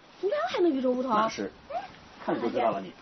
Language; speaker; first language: Chinese; native; Chinese